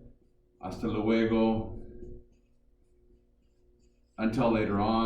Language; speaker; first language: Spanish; non-native, fluent; English